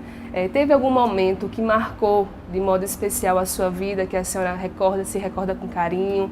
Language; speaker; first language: Portuguese; native; Portuguese